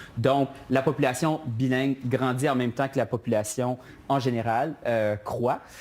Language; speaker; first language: French; native; French